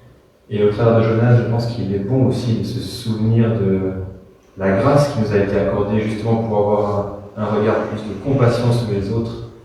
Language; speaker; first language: French; native; French